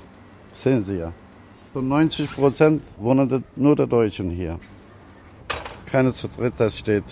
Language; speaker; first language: German; non-native, fluent; Turkish